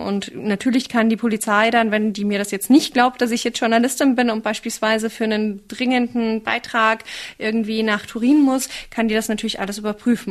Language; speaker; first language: German; native; German